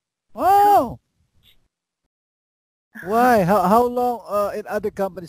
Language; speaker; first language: English; non-native, local second language; Filipino